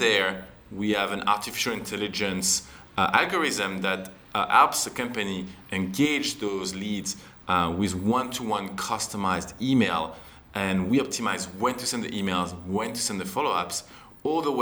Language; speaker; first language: English; non-native, fluent; French